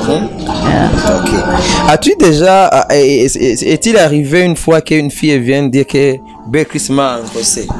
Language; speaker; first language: French; non-native, local second language; Rundi